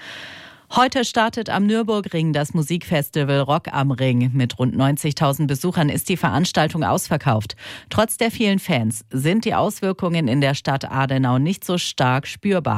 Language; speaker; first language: German; native; German